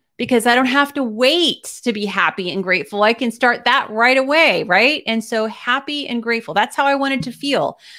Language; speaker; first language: English; native; English